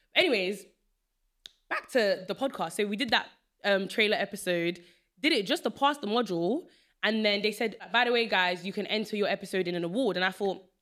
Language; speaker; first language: English; early bilingual, other home language; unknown